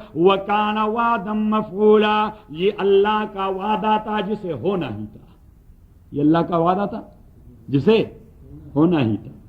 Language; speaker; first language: Urdu; non-native, local second language; Pashto